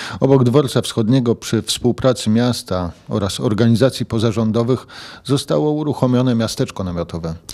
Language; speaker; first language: Polish; native; Polish